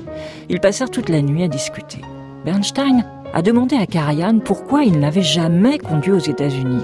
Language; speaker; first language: French; native; French